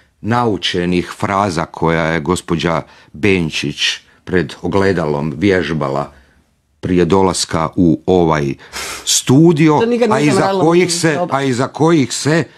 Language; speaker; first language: Croatian; native; Croatian